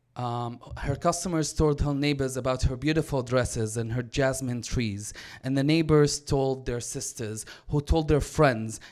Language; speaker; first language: English; non-native, fluent; Arabic